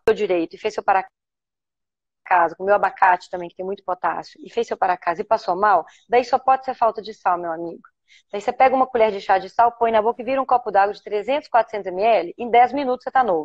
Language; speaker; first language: Portuguese; native; Portuguese